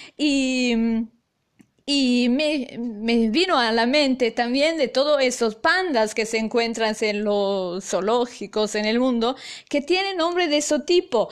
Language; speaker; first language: Spanish; non-native, fluent; Italian